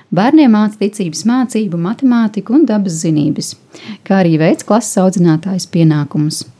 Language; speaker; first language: Latvian; native; Latvian